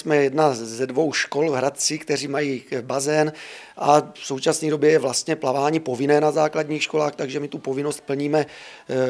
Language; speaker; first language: Czech; native; Czech